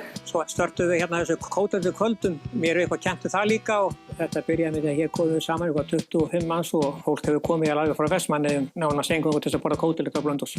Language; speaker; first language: Icelandic; native; Icelandic